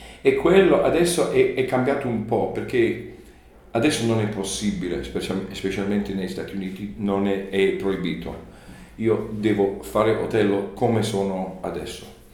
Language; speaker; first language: Italian; non-native, learner; English